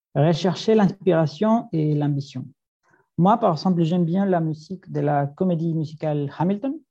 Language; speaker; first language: French; non-native, fluent; Spanish